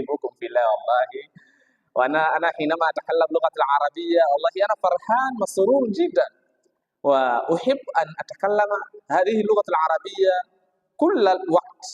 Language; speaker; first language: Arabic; non-native, fluent; Swahili